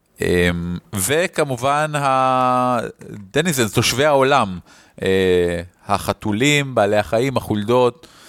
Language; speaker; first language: Hebrew; native; Hebrew